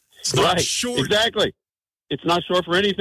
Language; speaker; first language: English; native; English